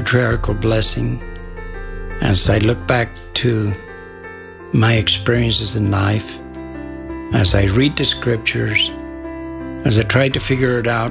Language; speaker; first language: English; non-native, fluent; Spanish